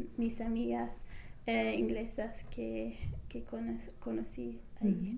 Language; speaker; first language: Spanish; non-native, fluent; English